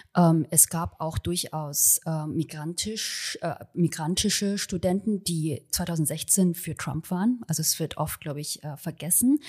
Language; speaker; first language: German; early bilingual, other home language; Chinese